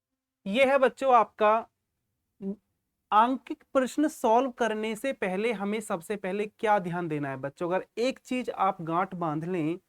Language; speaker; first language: Hindi; native; Hindi